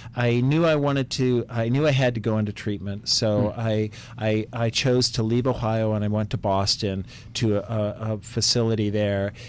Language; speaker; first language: English; native; English